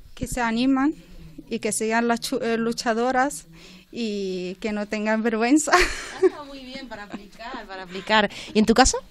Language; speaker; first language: Spanish; non-native, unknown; Arabic